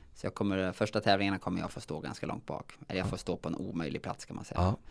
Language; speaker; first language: Swedish; native; Swedish